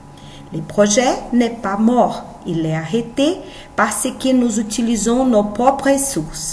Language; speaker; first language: French; non-native, learner; Portuguese